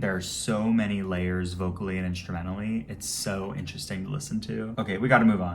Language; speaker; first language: English; native; English